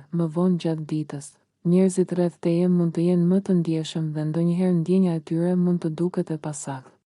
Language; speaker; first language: Albanian; native; Albanian